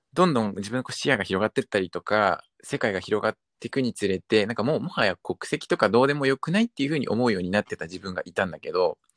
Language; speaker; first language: Japanese; early bilingual, other home language; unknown